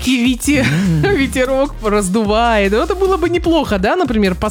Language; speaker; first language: Russian; native; Russian